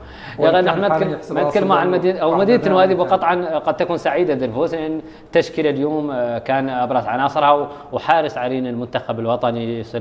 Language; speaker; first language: Arabic; native; Arabic